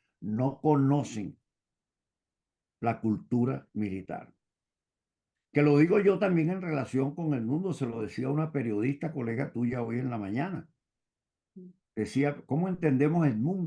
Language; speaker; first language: Spanish; native; Spanish